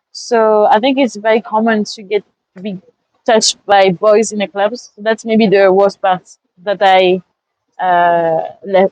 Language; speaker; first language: English; non-native, fluent; French